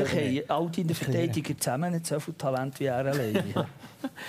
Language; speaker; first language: German; native; German